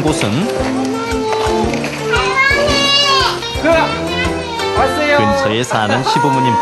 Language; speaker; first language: Korean; native; Korean